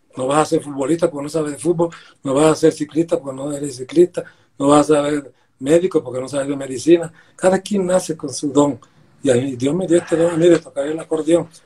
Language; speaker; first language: Spanish; native; Spanish